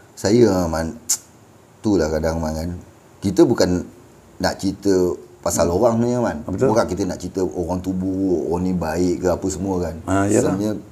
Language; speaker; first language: Malay; native; Malay